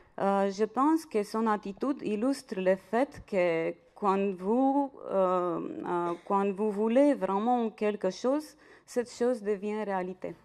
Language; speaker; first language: French; non-native, fluent; Romanian